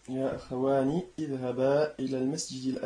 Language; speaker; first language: Arabic; non-native, learner; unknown